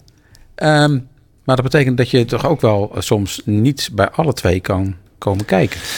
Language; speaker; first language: Dutch; native; Dutch